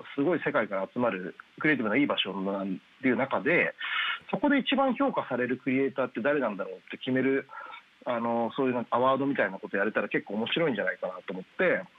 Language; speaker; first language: Japanese; native; Japanese